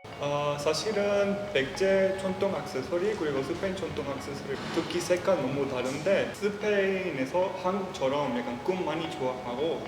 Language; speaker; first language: Korean; non-native, learner; Spanish